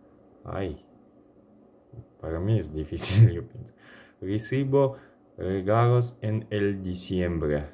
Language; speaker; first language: Spanish; non-native, learner; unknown